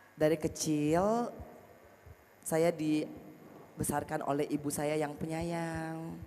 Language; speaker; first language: Indonesian; native; Indonesian